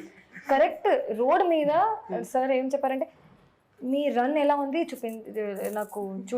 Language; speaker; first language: Telugu; non-native, learner; Hindi